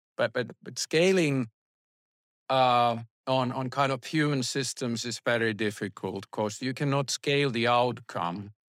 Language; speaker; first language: English; non-native, fluent; Finnish